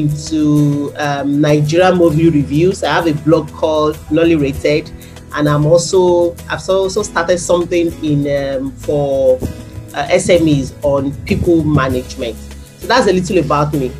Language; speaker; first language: English; non-native, local second language; Yoruba